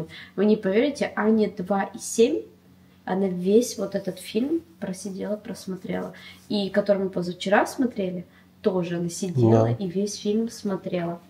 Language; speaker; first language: Russian; native; Russian